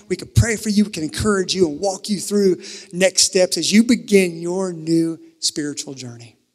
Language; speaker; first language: English; native; English